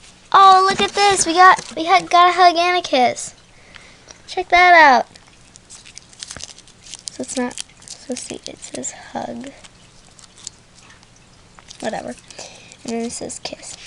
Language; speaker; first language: English; native; English